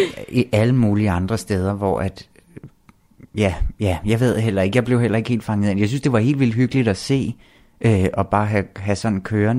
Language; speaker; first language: Danish; native; Danish